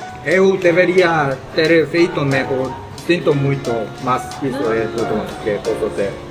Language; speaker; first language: Portuguese; non-native, learner; Korean